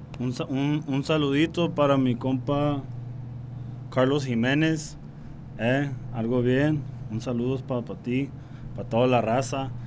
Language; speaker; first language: Spanish; early bilingual, heritage; Spanish